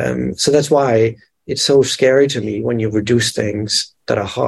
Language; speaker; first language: English; non-native, fluent; Danish